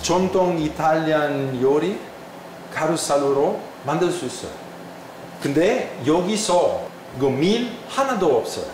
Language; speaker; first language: Korean; non-native, fluent; Italian